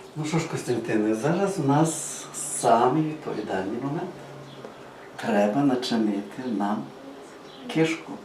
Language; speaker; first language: Ukrainian; native; Ukrainian